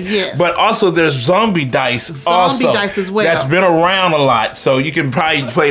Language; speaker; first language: English; native; English